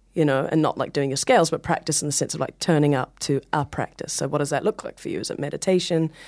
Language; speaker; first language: English; native; English